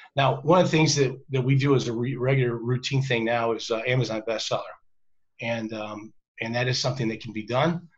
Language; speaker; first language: English; native; English